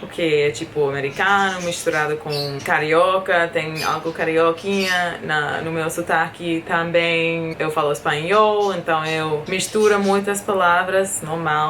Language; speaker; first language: Portuguese; non-native, fluent; English